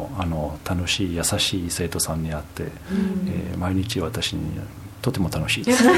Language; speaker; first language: Japanese; non-native, fluent; French